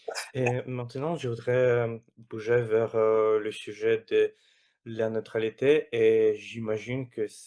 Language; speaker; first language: French; non-native, fluent; Russian